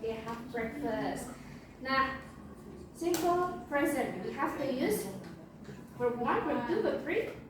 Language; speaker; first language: English; non-native, learner; Indonesian